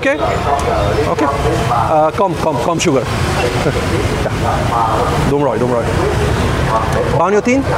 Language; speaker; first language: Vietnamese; non-native, learner; Bulgarian